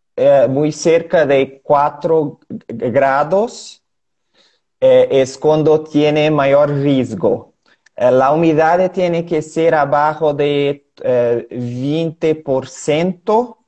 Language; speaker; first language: Spanish; non-native, learner; Portuguese